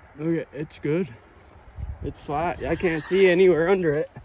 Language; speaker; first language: English; native; English